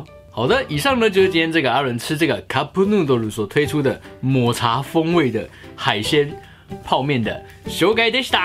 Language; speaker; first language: Chinese; native; Chinese